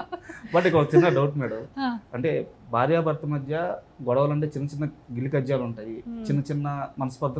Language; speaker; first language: Telugu; native; Telugu